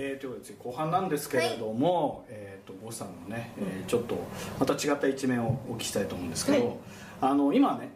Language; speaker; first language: Japanese; native; Japanese